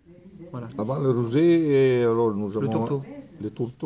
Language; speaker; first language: French; non-native, learner; Italian